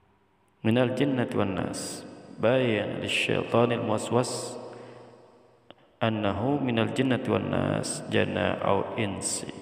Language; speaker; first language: Arabic; non-native, fluent; Indonesian